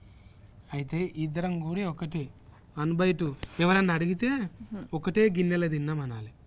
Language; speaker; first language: Telugu; native; Telugu